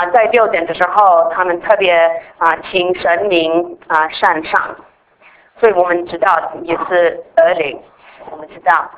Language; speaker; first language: Chinese; non-native, fluent; English